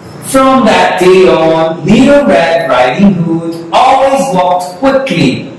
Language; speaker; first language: English; non-native, fluent; Portuguese